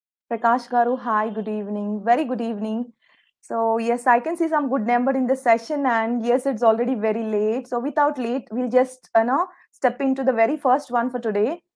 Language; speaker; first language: English; non-native, local second language; Telugu